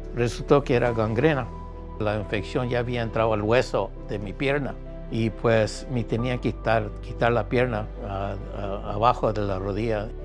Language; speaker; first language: Spanish; early bilingual, heritage; Spanish